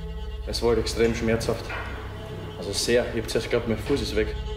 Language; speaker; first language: German; native; German